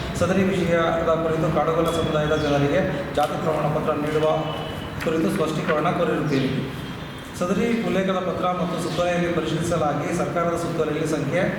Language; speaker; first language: Kannada; native; Kannada